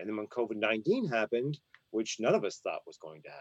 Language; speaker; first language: English; native; English